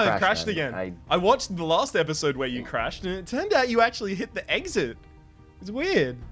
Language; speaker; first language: English; native; English